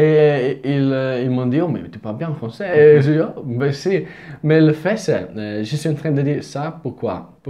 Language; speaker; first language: French; non-native, fluent; Italian